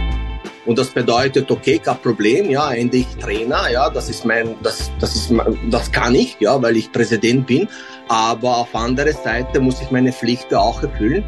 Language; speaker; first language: German; non-native, learner; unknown